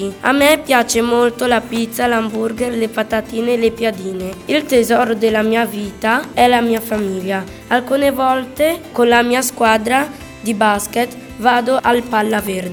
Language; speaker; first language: Italian; early bilingual, other home language; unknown